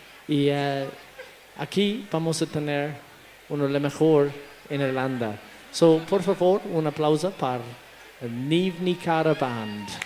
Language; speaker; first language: Spanish; non-native, fluent; English